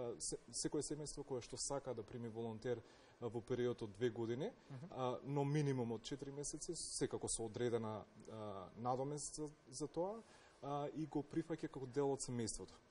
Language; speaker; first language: Macedonian; native; Macedonian